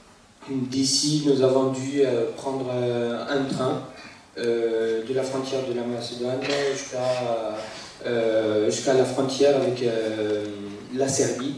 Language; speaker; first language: French; non-native, fluent; Arabic